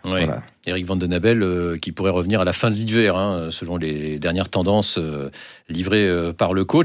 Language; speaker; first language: French; native; French